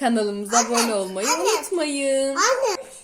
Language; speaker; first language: Turkish; native; Turkish